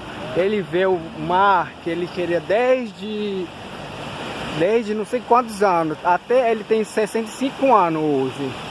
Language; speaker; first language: Portuguese; non-native, local second language; Ticuna